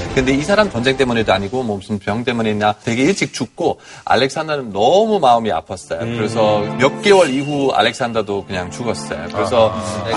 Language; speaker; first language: Korean; non-native, fluent; German